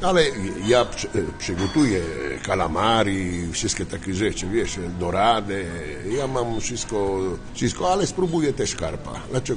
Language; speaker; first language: Polish; non-native, learner; Italian